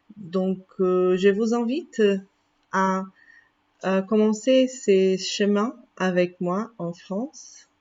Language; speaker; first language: French; non-native, fluent; Portuguese